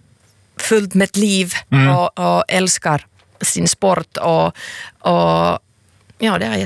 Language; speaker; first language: Swedish; non-native, local second language; Finnish